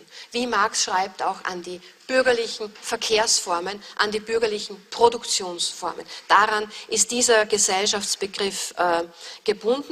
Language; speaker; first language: German; native; German